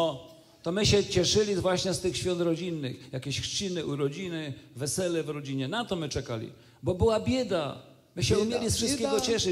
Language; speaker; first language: Polish; native; Polish